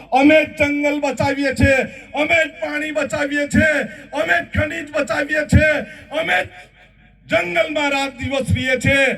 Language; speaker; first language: Gujarati; non-native, local second language; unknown